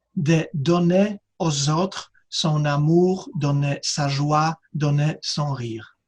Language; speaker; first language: French; non-native, fluent; Polish